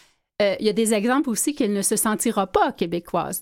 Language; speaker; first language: French; native; French